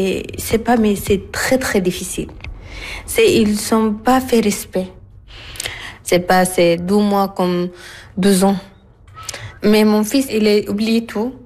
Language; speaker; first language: French; non-native, learner; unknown